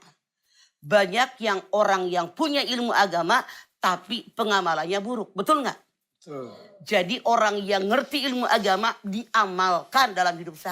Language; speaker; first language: Indonesian; native; Indonesian